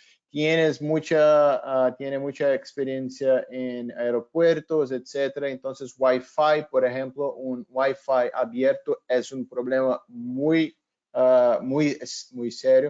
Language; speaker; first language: Spanish; non-native, fluent; Portuguese